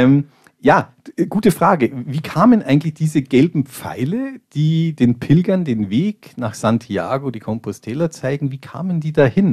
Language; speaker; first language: German; native; German